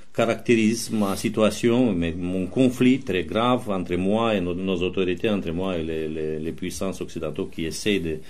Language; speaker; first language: French; non-native, fluent; Romanian